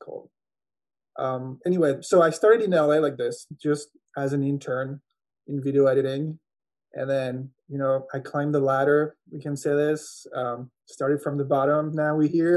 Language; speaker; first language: English; non-native, fluent; French